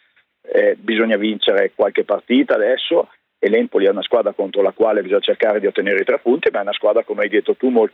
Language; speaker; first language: Italian; native; Italian